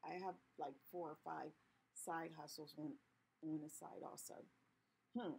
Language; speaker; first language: English; native; English